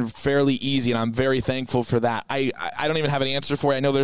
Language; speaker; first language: English; native; English